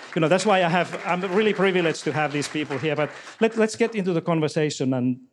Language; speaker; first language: English; non-native, fluent; Finnish